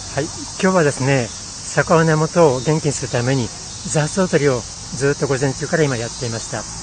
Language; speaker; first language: Japanese; native; Japanese